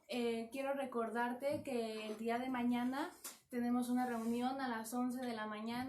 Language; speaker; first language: Spanish; native; Spanish